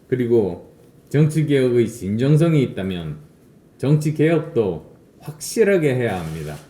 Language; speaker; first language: Korean; native; Korean